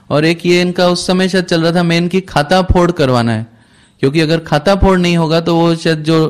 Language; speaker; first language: Hindi; native; Hindi